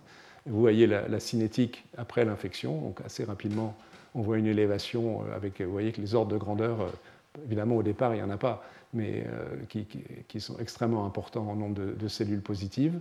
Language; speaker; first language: French; native; French